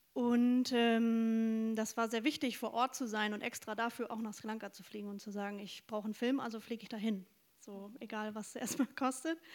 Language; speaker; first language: German; native; German